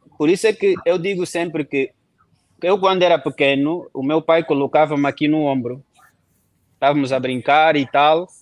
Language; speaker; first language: Portuguese; non-native, local second language; Kongo